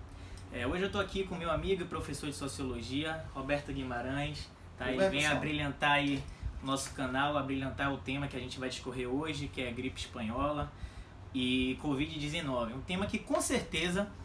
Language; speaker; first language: Portuguese; native; Portuguese